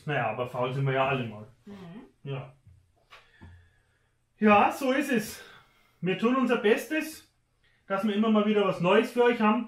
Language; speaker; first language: German; native; German